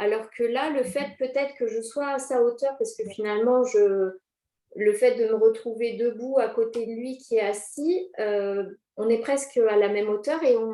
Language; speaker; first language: French; native; French